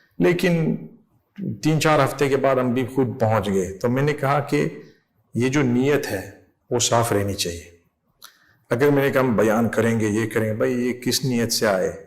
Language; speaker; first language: Urdu; non-native, fluent; English